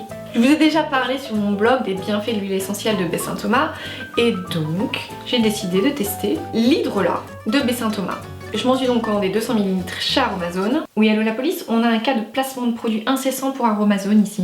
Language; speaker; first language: French; native; French